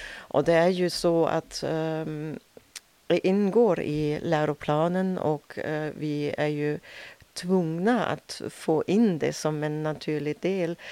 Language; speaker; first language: Swedish; native; Swedish